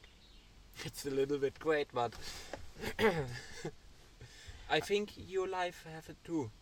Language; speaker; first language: English; non-native, learner; German